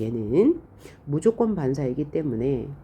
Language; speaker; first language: Korean; native; Korean